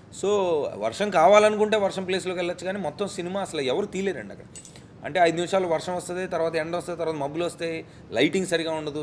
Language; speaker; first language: Telugu; native; Telugu